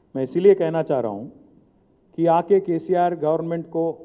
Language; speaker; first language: Hindi; non-native, local second language; Telugu